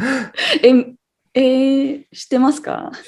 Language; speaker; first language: Japanese; non-native, fluent; English